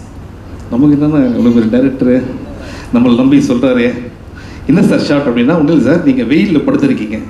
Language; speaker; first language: Tamil; native; Tamil